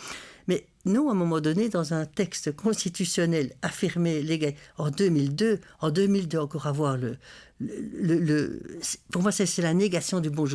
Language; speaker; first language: French; native; French